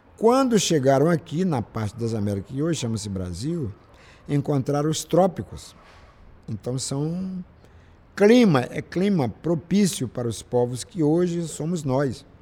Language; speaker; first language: Portuguese; non-native, local second language; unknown